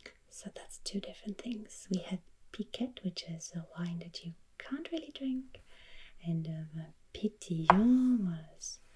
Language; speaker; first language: English; non-native, fluent; German